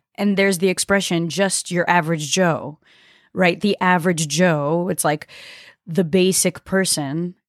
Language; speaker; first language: English; early bilingual, other home language; Portuguese